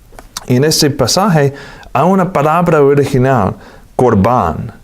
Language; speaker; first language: Spanish; non-native, fluent; English